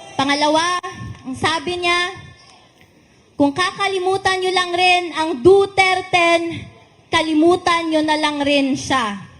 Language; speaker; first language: Filipino; non-native, local second language; Cebuano